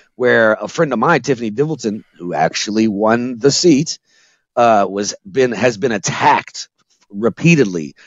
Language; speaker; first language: English; native; English